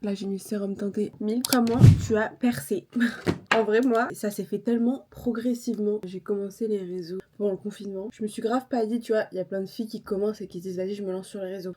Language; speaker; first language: French; native; French